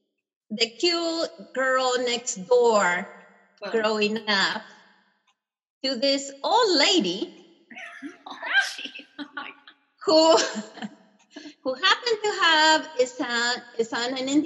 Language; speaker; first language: English; non-native, fluent; Spanish